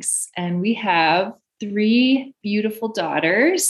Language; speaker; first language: English; native; English